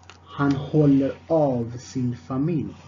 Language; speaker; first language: Swedish; non-native, fluent; Tigrinya